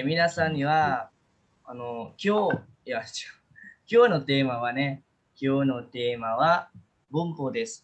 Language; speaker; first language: Japanese; non-native, fluent; Indonesian